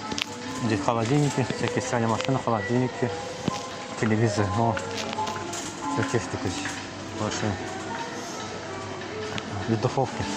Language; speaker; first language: Russian; non-native, learner; Azerbaijani